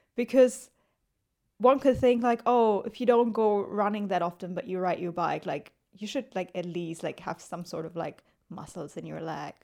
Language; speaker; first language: English; non-native, fluent; German